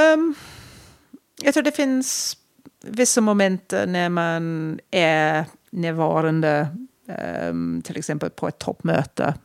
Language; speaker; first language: Swedish; non-native, fluent; English